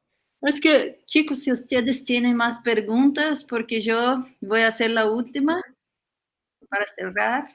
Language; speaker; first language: Spanish; non-native, fluent; Portuguese